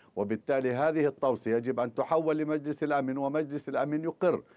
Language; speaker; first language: Arabic; native; Arabic